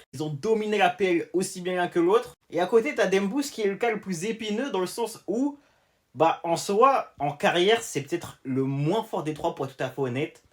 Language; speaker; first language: French; native; French